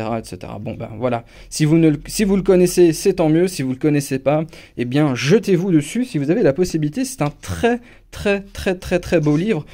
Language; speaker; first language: French; non-native, fluent; English